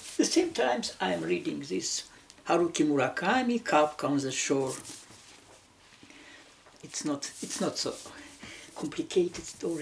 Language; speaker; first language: English; non-native, learner; Russian